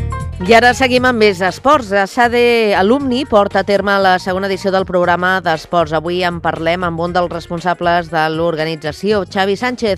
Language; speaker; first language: Catalan; native; Catalan